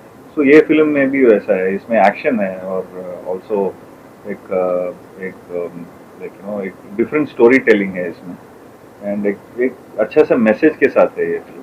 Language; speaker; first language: Hindi; non-native, local second language; Tamil